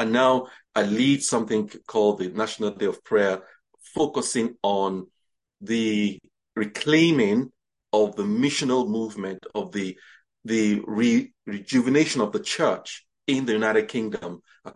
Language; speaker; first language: English; non-native, local second language; Yoruba